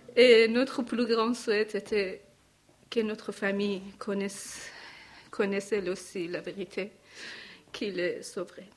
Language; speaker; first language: French; non-native, learner; Persian